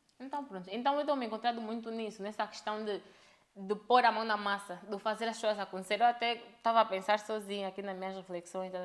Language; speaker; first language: Portuguese; native; Portuguese